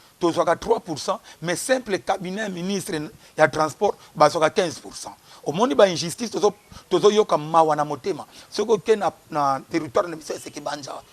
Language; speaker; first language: Lingala; non-native, local second language; Kongo